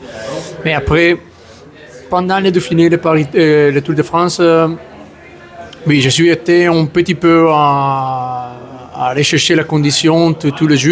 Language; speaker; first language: French; non-native, learner; Italian